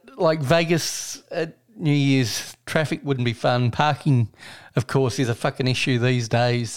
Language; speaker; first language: English; native; English